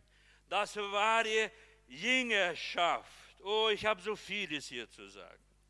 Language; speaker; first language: German; non-native, fluent; Portuguese